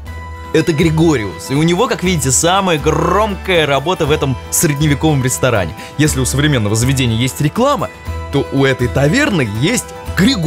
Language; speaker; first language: Russian; native; Russian